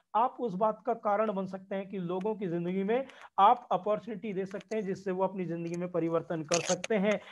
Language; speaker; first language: Hindi; native; Hindi